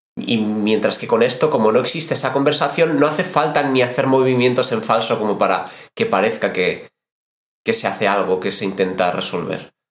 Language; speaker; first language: Spanish; native; Spanish